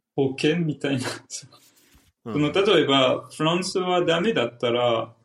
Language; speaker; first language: Japanese; non-native, fluent; French